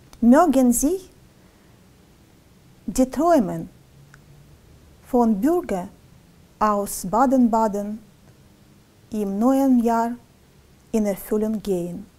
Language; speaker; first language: German; non-native, learner; Russian